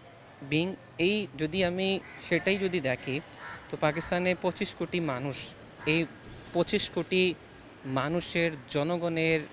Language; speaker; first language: Bangla; non-native, fluent; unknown